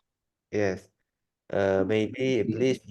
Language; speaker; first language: English; non-native, learner; Indonesian